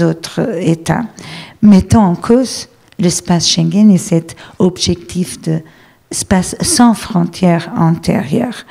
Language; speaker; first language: French; non-native, fluent; Portuguese